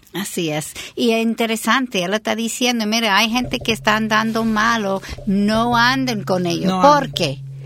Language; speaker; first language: Spanish; non-native, fluent; English